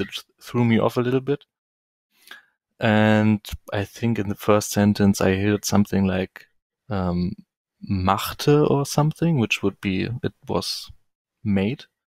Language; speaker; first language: English; non-native, fluent; German